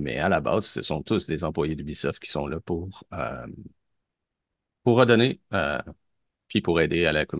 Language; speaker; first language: French; native; French